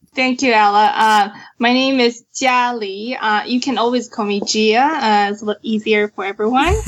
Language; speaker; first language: English; non-native, fluent; Chinese